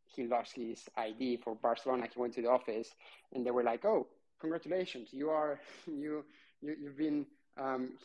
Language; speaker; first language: English; non-native, fluent; Spanish